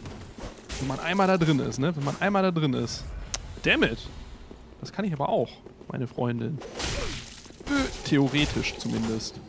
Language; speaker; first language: German; native; German